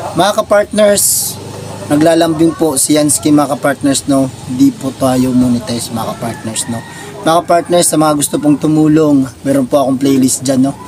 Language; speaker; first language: Filipino; non-native, local second language; Cebuano